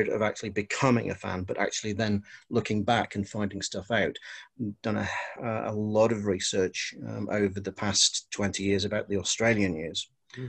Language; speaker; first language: English; non-native, local second language; Welsh